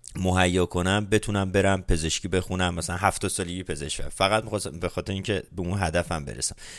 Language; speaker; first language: Persian; native; Persian